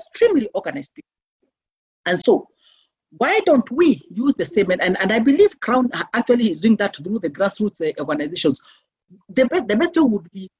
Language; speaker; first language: English; non-native, local second language; Meru